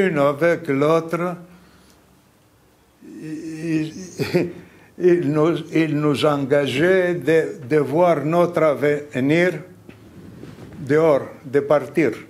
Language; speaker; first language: French; non-native, fluent; Greek